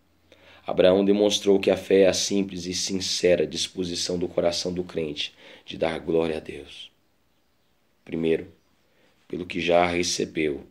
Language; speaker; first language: Portuguese; native; Portuguese